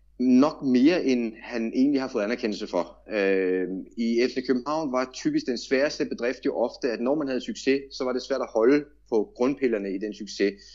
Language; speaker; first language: Danish; native; Danish